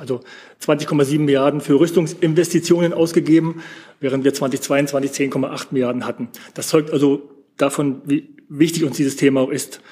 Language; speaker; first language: German; native; German